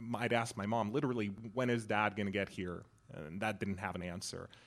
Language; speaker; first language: English; early bilingual, other home language; Persian